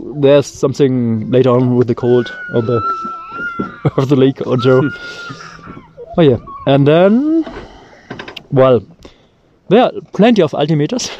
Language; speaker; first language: English; non-native, learner; German